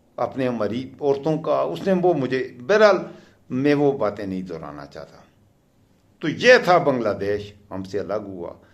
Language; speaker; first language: Urdu; non-native, local second language; Pashto